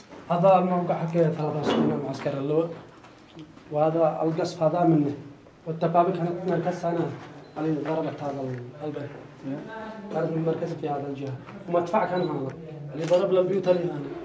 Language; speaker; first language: Arabic; native; Arabic